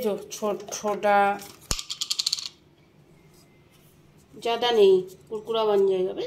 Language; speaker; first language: Hindi; non-native, local second language; Bangla